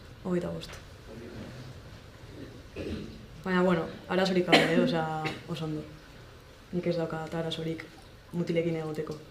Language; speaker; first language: Basque; non-native, local second language; Spanish